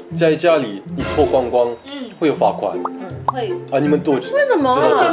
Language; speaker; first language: Chinese; non-native, fluent; Korean